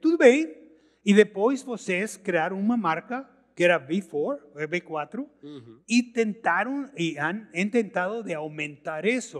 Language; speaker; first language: Portuguese; non-native, learner; Spanish